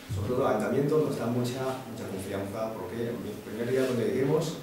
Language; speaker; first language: Spanish; non-native, fluent; Chinese